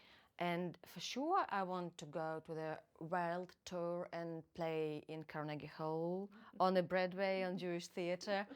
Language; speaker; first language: English; non-native, fluent; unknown